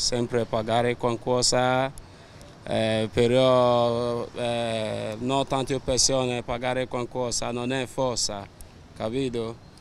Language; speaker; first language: Italian; non-native, learner; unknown